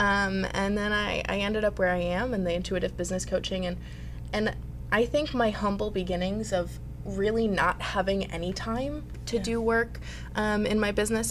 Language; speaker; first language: English; native; English